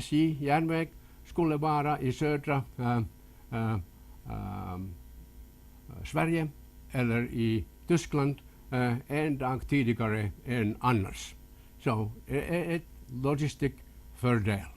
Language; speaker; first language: Swedish; non-native, local second language; Finnish